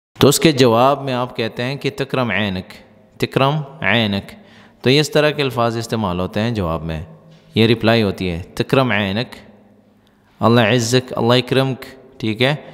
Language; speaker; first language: Urdu; non-native, local second language; Pashto